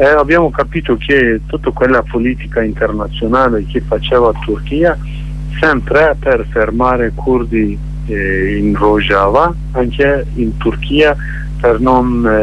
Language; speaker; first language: Italian; non-native, learner; Kurdish